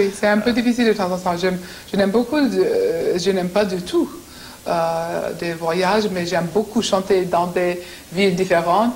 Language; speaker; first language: French; non-native, fluent; English